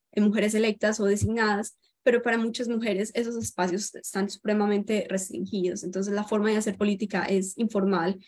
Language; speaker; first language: Spanish; native; Spanish